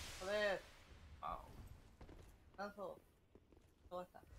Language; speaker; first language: Spanish; native; Spanish